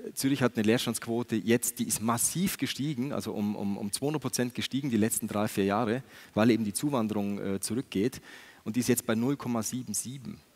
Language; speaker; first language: German; native; German